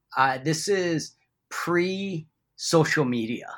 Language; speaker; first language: English; native; English